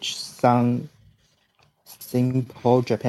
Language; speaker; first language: English; non-native, learner; Chinese